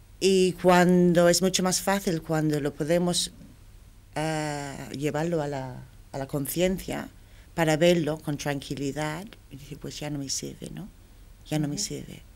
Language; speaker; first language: Spanish; non-native, fluent; English